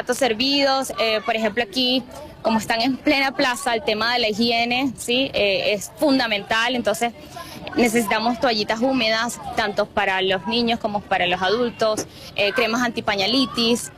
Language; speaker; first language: Spanish; native; Spanish